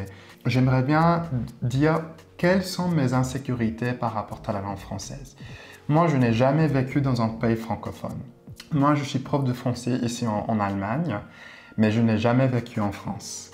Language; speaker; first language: French; non-native, fluent; English